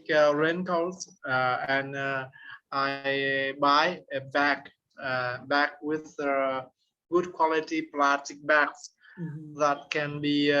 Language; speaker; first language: English; non-native, learner; Vietnamese